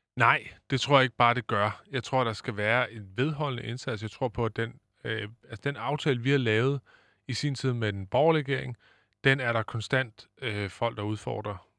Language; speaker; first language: Danish; native; Danish